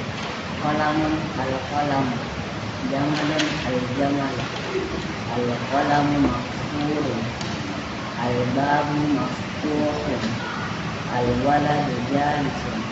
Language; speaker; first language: Arabic; non-native, learner; Indonesian